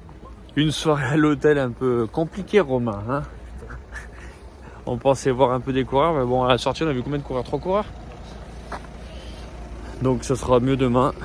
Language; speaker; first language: French; native; French